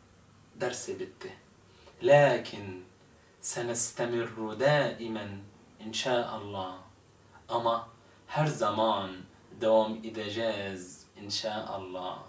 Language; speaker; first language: Turkish; non-native, fluent; Arabic